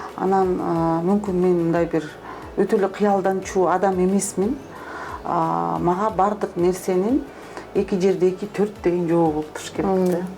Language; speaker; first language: Kyrgyz; non-native, local second language; Russian